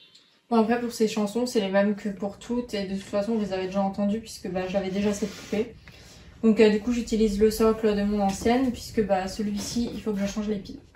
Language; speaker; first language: French; native; French